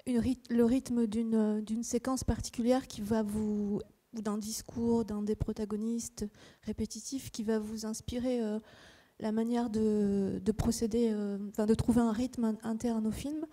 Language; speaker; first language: French; native; French